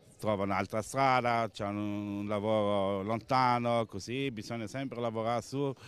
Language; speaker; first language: Italian; non-native, local second language; German